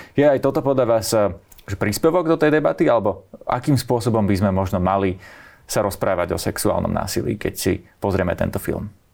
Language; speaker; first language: Slovak; native; Slovak